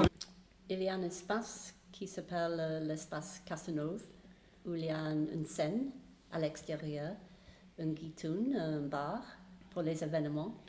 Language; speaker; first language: French; non-native, fluent; English